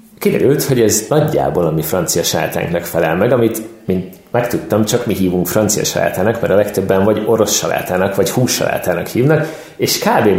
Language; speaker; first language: Hungarian; native; Hungarian